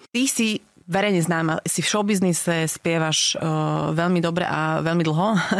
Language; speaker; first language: Slovak; native; Slovak